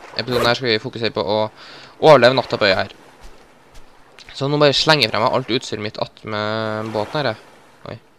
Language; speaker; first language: Norwegian; native; Norwegian